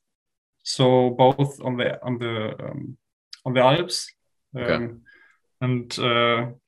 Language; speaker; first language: English; non-native, fluent; German